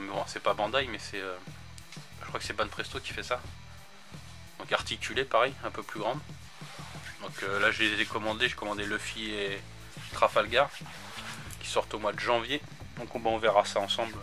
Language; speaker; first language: French; native; French